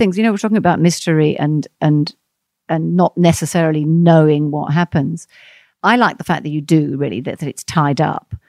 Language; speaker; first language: English; non-native, fluent; French